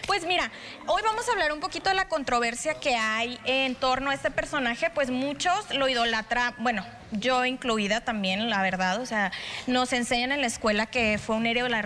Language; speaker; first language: Spanish; native; Spanish